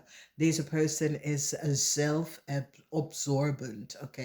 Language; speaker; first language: Dutch; non-native, fluent; English